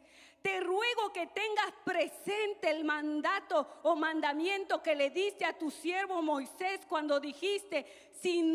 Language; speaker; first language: Spanish; native; Spanish